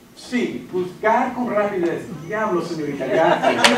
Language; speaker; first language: Spanish; early bilingual, heritage; Spanish